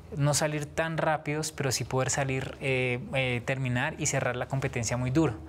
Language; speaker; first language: Spanish; native; Spanish